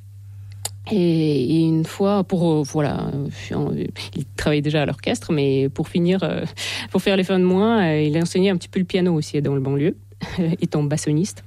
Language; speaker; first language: French; non-native, fluent; Russian